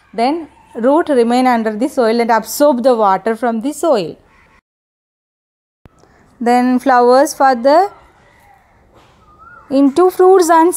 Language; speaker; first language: English; non-native, local second language; Malayalam